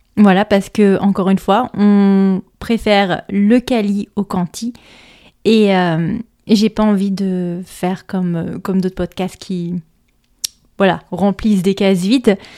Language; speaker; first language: French; native; French